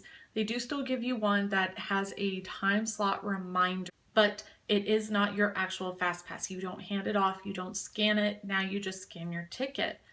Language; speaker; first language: English; native; English